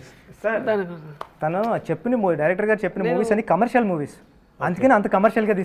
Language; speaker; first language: Telugu; native; Telugu